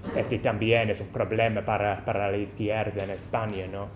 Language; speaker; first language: Spanish; non-native, fluent; English